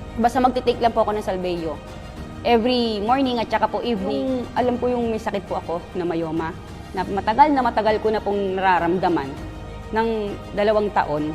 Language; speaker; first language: Filipino; native; Filipino